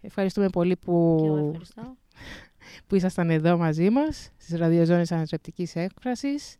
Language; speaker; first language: Greek; native; Greek